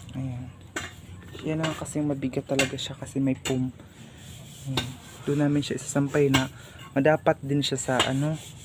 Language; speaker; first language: Filipino; non-native, local second language; Cebuano